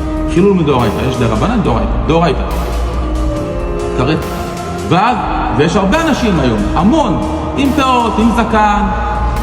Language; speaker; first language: Hebrew; native; Hebrew